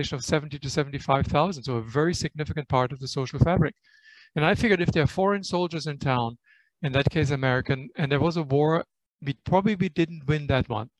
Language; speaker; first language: English; non-native, fluent; German